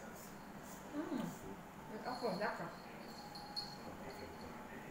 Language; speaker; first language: German; non-native, learner; Thai